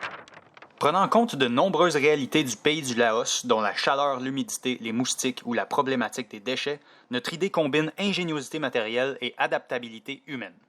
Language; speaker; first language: French; native; French